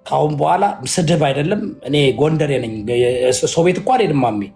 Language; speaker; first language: Amharic; early bilingual, other home language; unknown